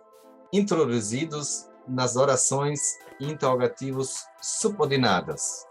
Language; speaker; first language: Portuguese; non-native, fluent; German